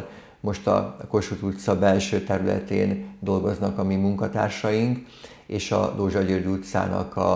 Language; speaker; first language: Hungarian; native; Hungarian